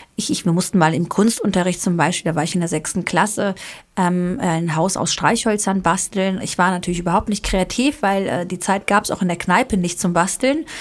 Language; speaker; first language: German; early bilingual, other home language; Greek